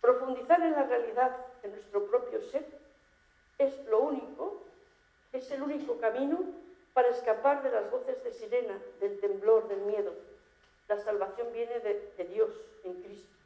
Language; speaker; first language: Spanish; native; Spanish